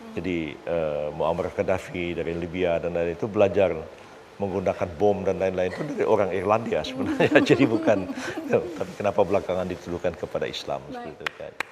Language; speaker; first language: Indonesian; native; Indonesian